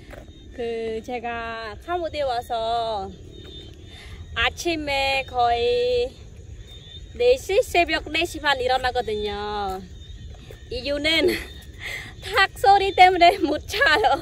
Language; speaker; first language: Korean; non-native, fluent; Khmer